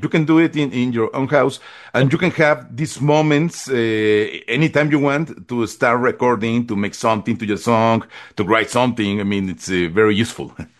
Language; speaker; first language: English; non-native, fluent; Spanish